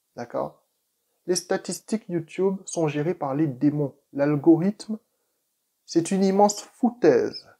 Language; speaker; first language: French; native; French